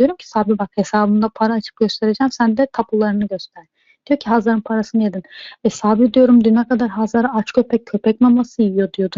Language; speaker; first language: Turkish; native; Turkish